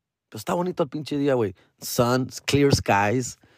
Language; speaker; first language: Spanish; early bilingual, heritage; Spanish